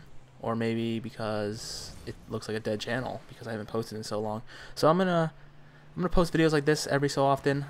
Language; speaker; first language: English; native; English